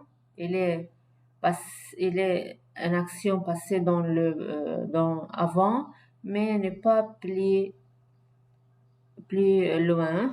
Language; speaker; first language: French; non-native, fluent; Arabic